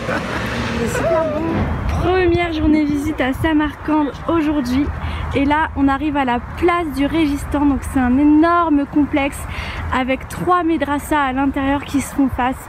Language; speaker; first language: French; native; French